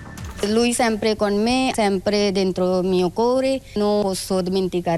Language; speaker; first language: Italian; non-native, learner; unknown